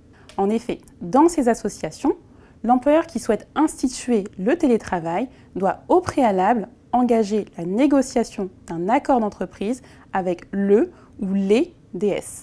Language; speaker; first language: French; native; French